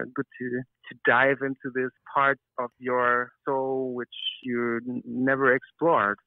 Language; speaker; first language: English; non-native, fluent; German